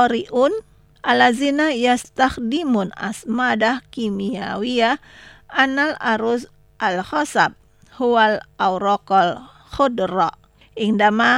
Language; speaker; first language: Arabic; non-native, learner; Indonesian